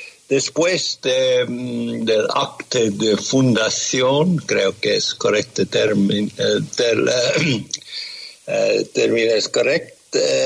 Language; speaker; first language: Spanish; non-native, learner; Estonian